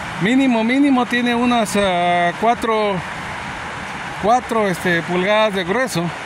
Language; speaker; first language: Spanish; native; Spanish